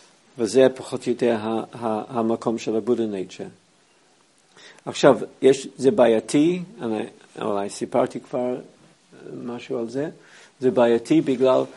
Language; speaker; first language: Hebrew; non-native, fluent; English